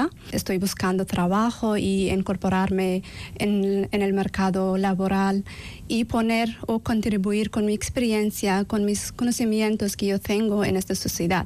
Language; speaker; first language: Spanish; non-native, learner; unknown